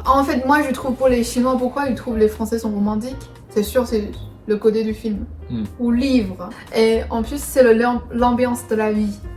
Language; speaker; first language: French; non-native, fluent; Chinese